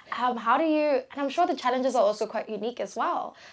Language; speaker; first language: English; non-native, local second language; Tswana